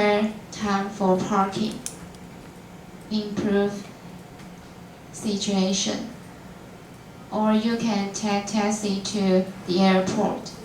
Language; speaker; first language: English; non-native, learner; Chinese